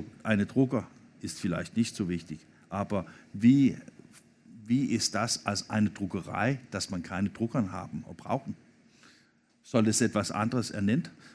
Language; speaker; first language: German; non-native, learner; Danish